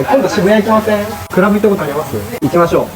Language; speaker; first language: Japanese; native; Japanese